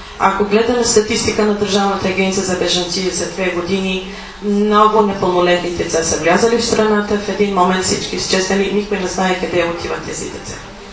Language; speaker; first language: Bulgarian; non-native, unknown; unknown